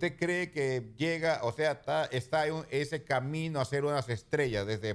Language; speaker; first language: Spanish; native; Spanish